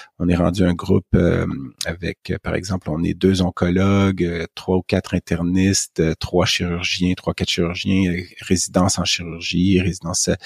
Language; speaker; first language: French; native; French